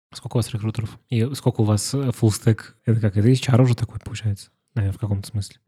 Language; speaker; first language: Russian; native; Russian